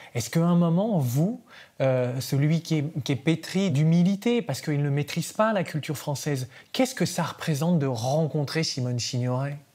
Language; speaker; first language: French; native; French